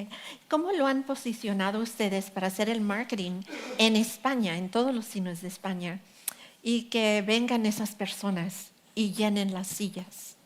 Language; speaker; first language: Spanish; early bilingual, heritage; Spanish